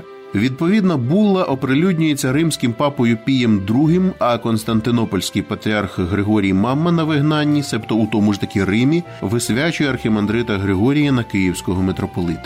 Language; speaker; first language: Ukrainian; native; Ukrainian